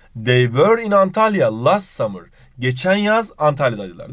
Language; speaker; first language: English; non-native, fluent; Turkish